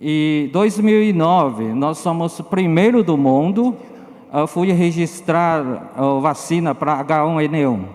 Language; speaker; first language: Portuguese; non-native, learner; Chinese